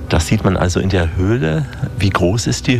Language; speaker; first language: German; native; German